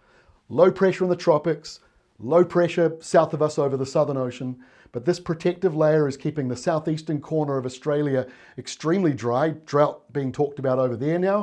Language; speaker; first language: English; native; English